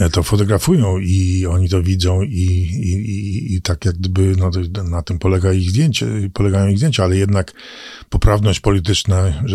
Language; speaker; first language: Polish; early bilingual, other home language; English